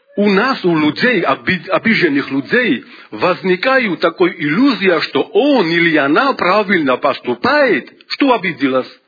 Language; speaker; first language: Russian; non-native, local second language; Georgian